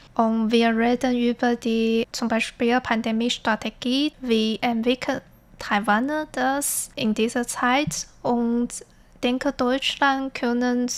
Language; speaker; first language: German; non-native, fluent; Chinese